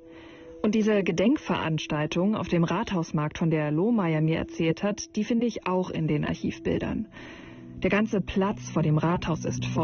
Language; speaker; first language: German; native; German